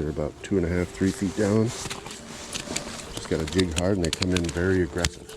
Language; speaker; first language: English; native; English